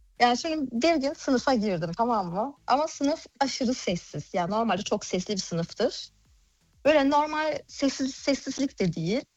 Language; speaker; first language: Turkish; early bilingual, heritage; Turkish